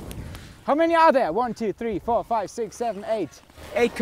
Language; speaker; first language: English; non-native, fluent; German